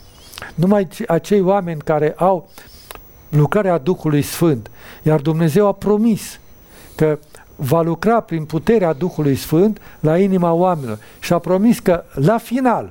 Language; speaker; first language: Romanian; native; Romanian